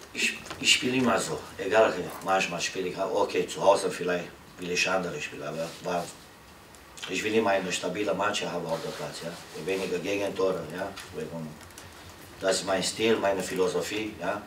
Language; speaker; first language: German; non-native, learner; Romanian